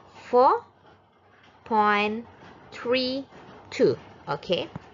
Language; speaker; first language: English; non-native, local second language; Malay